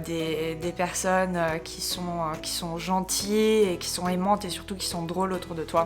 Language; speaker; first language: French; native; French